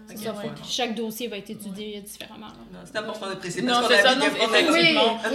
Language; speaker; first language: French; native; French